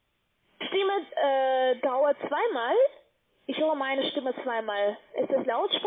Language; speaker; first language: German; non-native, learner; Russian